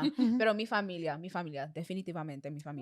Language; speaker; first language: Spanish; non-native, fluent; English